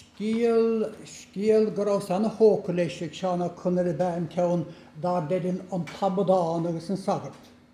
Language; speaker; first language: Irish; native; Irish